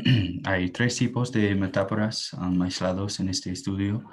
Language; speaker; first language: Spanish; non-native, fluent; English